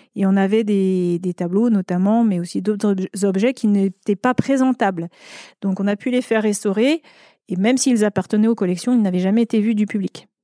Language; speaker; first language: French; native; French